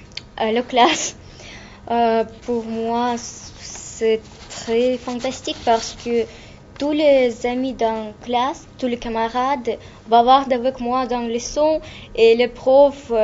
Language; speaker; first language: French; non-native, learner; Russian